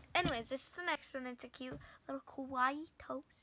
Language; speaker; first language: English; native; English